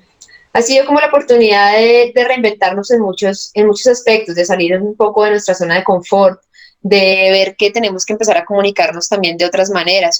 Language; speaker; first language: Spanish; native; Spanish